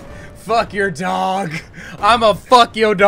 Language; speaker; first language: English; native; English